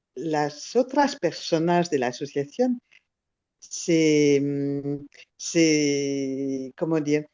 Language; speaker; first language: Spanish; non-native, fluent; French